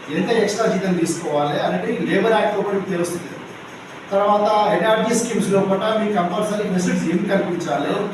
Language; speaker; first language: Telugu; native; Telugu